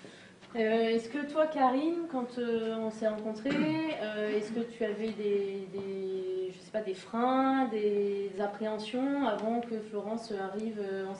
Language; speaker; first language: French; native; French